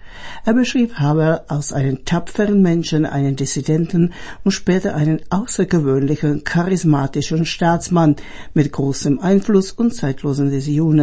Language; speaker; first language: German; native; German